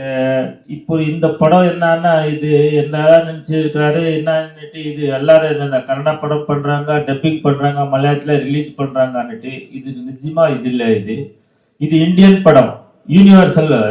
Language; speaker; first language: Tamil; non-native, learner; Kannada